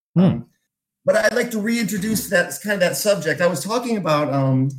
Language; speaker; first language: English; native; English